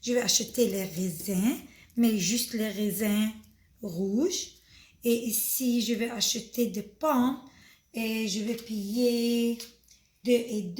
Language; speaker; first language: French; non-native, fluent; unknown